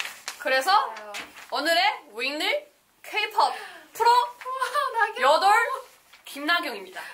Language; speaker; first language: Korean; non-native, learner; Chinese